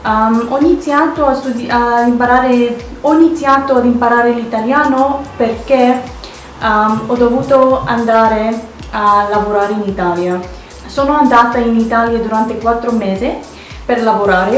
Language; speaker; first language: Italian; non-native, fluent; Russian